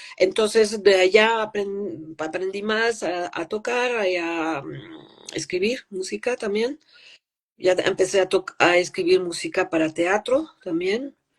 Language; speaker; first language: Spanish; non-native, fluent; French